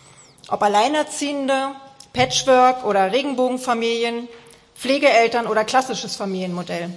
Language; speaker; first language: German; native; German